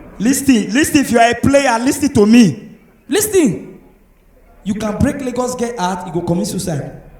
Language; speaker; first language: Nigerian Pidgin; native; Nigerian Pidgin